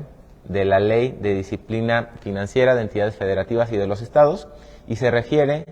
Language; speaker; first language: Spanish; native; Spanish